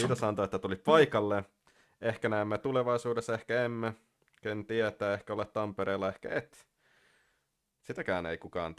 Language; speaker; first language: Finnish; native; Finnish